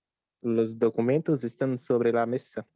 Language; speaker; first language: Spanish; non-native, learner; Portuguese